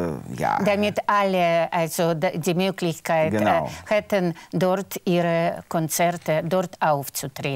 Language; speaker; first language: German; non-native, fluent; Russian